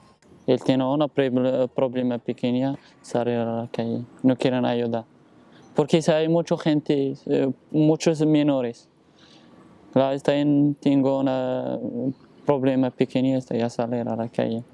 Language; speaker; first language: Spanish; non-native, learner; Arabic